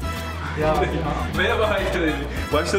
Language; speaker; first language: Turkish; native; Turkish